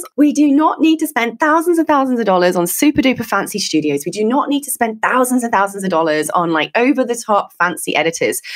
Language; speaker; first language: English; native; English